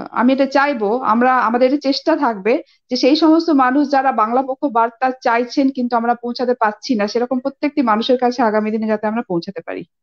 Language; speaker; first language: Bangla; native; Bangla